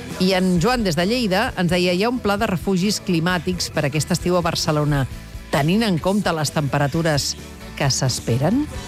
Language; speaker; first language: Catalan; native; Catalan